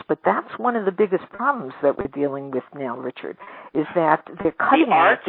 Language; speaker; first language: English; native; English